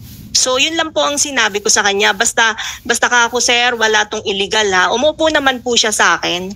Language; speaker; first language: Filipino; native; Filipino